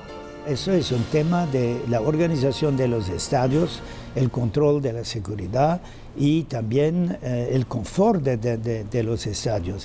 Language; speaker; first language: Spanish; non-native, fluent; German